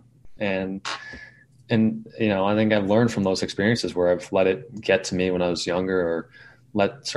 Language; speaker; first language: English; native; English